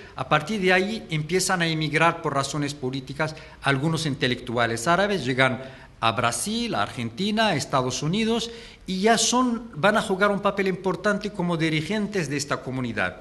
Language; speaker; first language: Spanish; non-native, fluent; Arabic